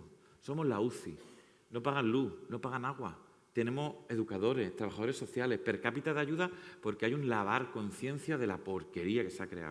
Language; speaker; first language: Spanish; native; Spanish